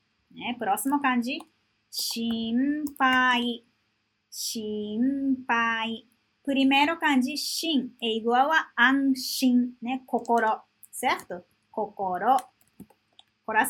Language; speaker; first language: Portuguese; non-native, fluent; Japanese